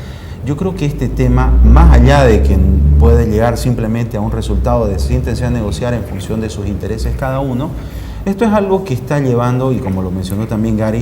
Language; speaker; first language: Spanish; native; Spanish